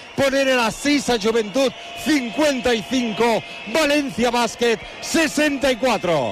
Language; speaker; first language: Spanish; native; Spanish